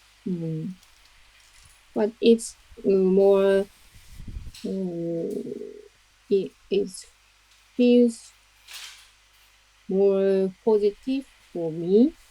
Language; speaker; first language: English; non-native, learner; Japanese